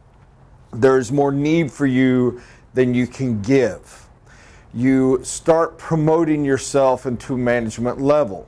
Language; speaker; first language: English; native; English